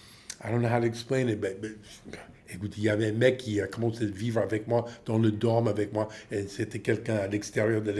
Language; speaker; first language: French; non-native, fluent; English